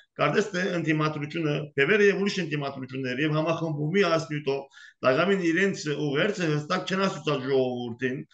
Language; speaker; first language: Armenian; early bilingual, heritage; Armenian